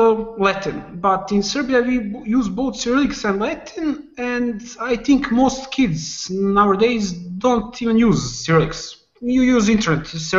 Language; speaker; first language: English; non-native, fluent; Serbian